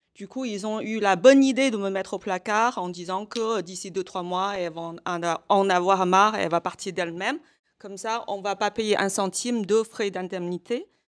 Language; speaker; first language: French; non-native, fluent; Chinese